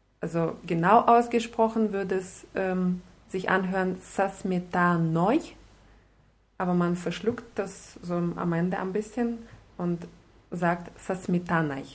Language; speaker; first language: German; non-native, fluent; Russian